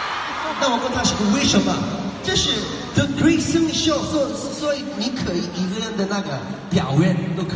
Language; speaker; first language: Chinese; non-native, learner; Korean